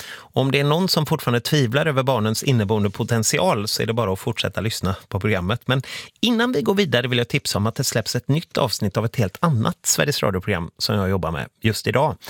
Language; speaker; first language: Swedish; native; Swedish